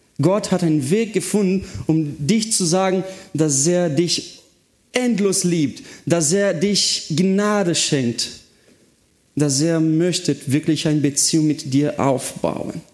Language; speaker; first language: German; non-native, fluent; Portuguese